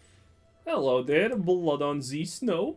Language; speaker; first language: English; non-native, fluent; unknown